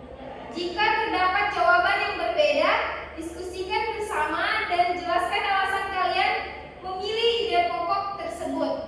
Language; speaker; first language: Indonesian; native; Indonesian